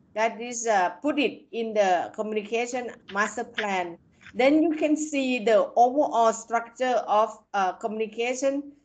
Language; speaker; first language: English; non-native, fluent; Thai